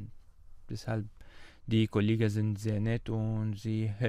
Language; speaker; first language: German; non-native, learner; Arabic